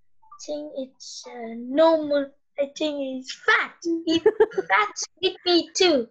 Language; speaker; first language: English; non-native, learner; Vietnamese